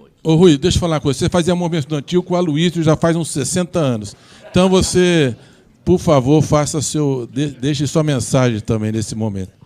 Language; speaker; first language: Portuguese; native; Portuguese